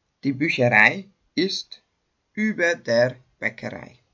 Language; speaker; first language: German; non-native, fluent; Hungarian